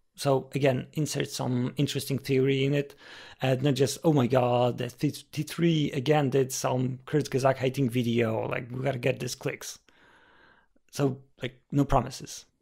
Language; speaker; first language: English; non-native, fluent; Polish